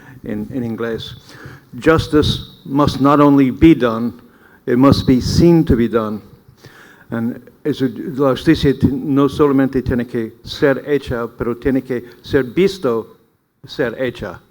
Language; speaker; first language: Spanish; non-native, learner; English